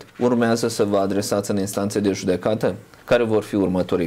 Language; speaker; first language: Romanian; native; Romanian